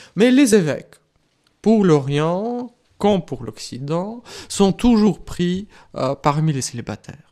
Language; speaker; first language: French; non-native, fluent; Russian